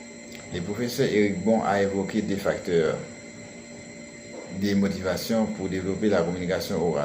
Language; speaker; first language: French; non-native, learner; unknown